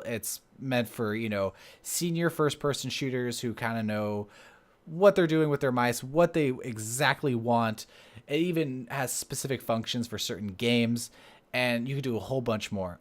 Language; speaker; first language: English; native; English